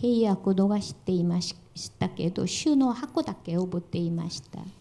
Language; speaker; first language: Japanese; non-native, fluent; Korean